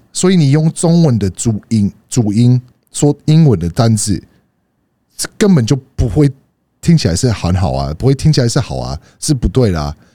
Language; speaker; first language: Chinese; non-native, fluent; English